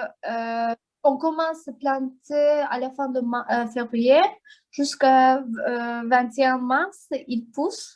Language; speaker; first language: French; non-native, learner; Azerbaijani